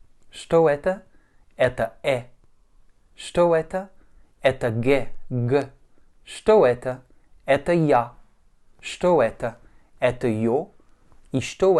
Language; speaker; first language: Russian; non-native, fluent; French